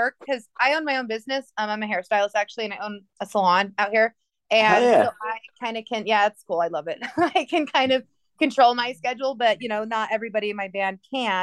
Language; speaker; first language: English; native; English